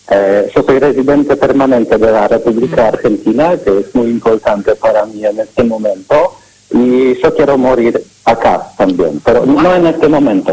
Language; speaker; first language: Spanish; non-native, learner; Polish